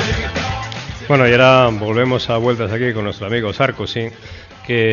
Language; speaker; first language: Spanish; native; Spanish